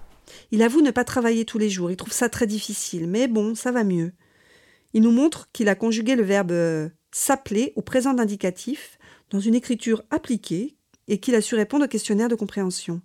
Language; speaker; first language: French; native; French